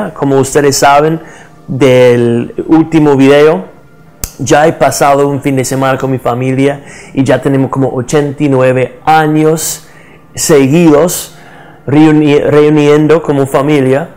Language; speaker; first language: Spanish; non-native, learner; English